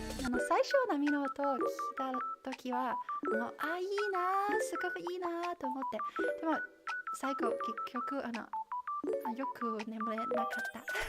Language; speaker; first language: Japanese; non-native, learner; Chinese